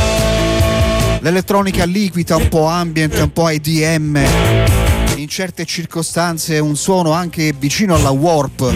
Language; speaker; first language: Italian; native; Italian